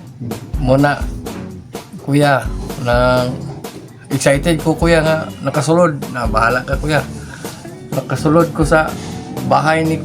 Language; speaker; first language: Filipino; non-native, local second language; Cebuano